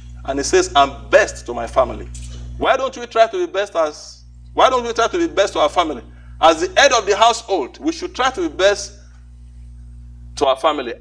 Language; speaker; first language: English; non-native, local second language; Yoruba